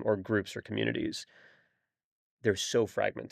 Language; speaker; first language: English; native; English